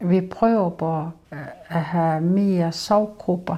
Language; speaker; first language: Danish; non-native, local second language; Kalaallisut